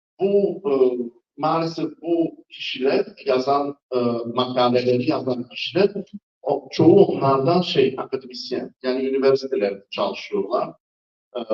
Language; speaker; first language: Turkish; non-native, fluent; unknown